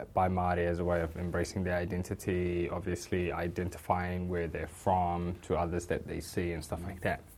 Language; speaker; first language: English; native; English